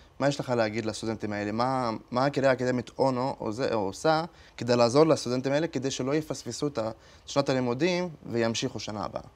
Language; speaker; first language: Hebrew; non-native, local second language; Arabic